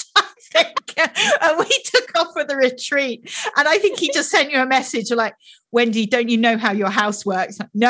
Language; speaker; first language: English; native; English